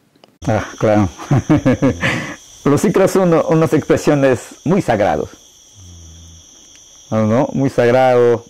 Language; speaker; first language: Spanish; non-native, local second language; Shipibo-Conibo